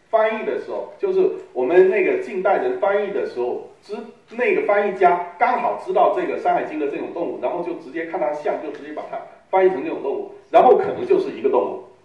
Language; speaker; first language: Chinese; native; Chinese